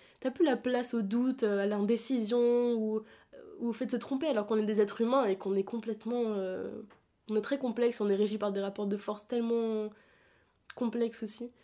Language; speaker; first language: French; native; French